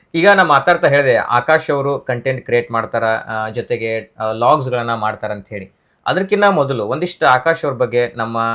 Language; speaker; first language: Kannada; native; Kannada